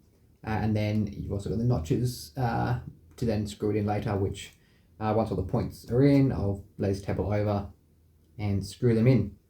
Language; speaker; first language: English; native; English